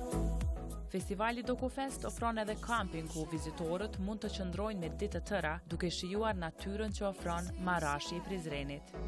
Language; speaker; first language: Albanian; native; Albanian